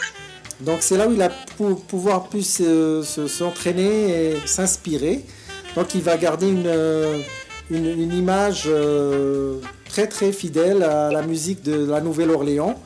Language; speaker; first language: French; native; French